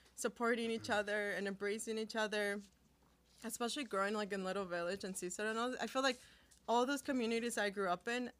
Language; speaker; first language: English; early bilingual, other home language; Spanish